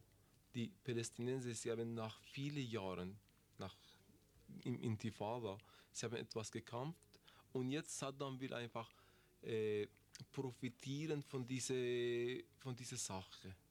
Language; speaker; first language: German; non-native, learner; Persian